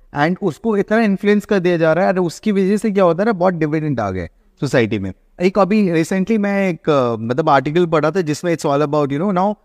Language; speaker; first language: Hindi; native; Hindi